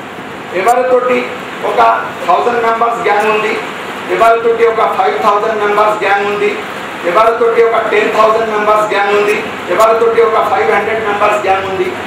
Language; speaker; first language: Telugu; non-native, local second language; Hindi